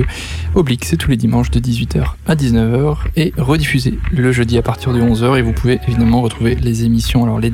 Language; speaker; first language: French; native; French